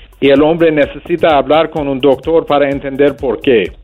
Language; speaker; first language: Spanish; non-native, fluent; English